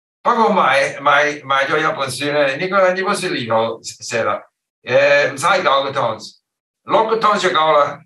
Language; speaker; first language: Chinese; non-native, fluent; English